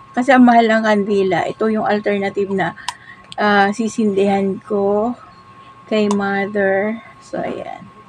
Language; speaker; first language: Filipino; non-native, local second language; Bikol